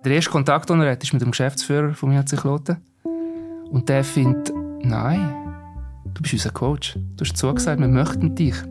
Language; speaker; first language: German; native; German